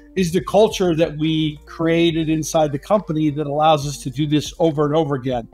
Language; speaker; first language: English; native; English